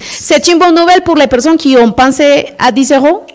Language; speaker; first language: French; non-native, fluent; Spanish